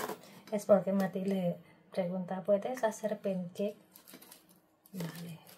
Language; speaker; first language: Spanish; non-native, learner; Indonesian